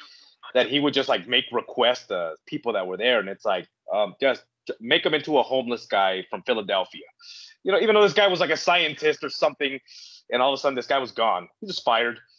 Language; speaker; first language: English; native; English